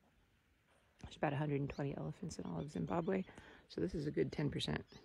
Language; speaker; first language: English; native; English